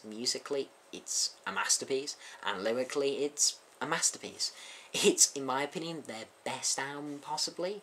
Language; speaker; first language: English; native; English